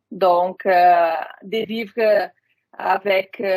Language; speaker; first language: French; non-native, fluent; Portuguese